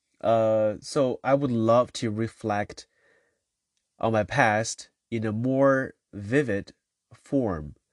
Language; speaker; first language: English; non-native, fluent; Chinese